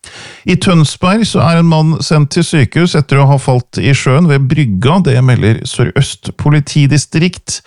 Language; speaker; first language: Norwegian; native; Norwegian